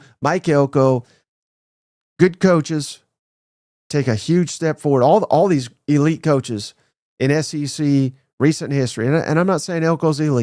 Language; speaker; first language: English; native; English